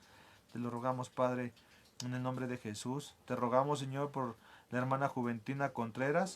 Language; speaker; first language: Spanish; native; Spanish